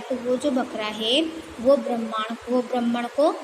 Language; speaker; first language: Hindi; non-native, local second language; Gujarati